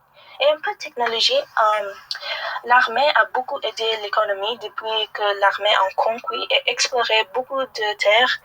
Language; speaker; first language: French; non-native, learner; English